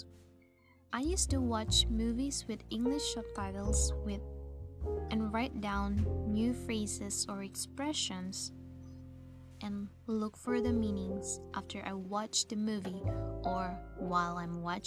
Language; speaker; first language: English; non-native, fluent; Indonesian